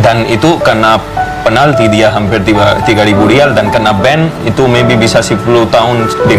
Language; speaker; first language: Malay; non-native, fluent; Hindi